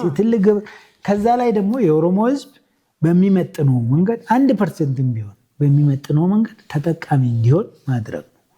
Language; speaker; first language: Amharic; non-native, local second language; Oromo